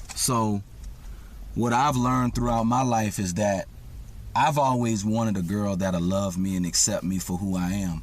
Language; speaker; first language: English; native; English